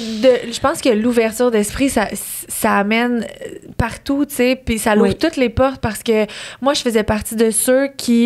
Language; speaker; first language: French; native; French